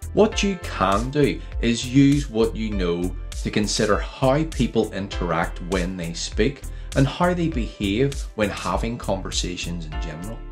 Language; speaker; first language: English; native; English